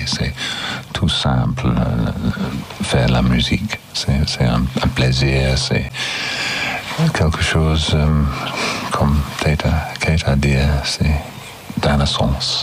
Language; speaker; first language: French; non-native, learner; English